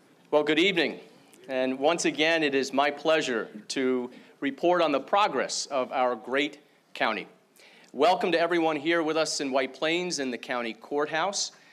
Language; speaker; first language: English; native; English